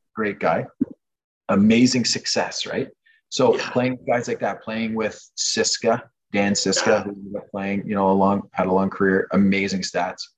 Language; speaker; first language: English; non-native, fluent; French